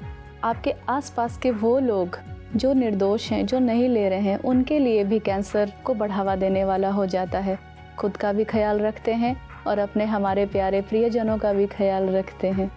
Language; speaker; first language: Hindi; native; Hindi